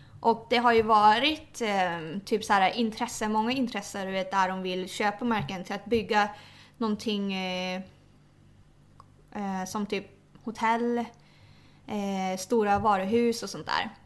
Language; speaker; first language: Swedish; early bilingual, other home language; Thai